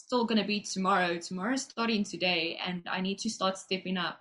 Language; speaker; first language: English; native; English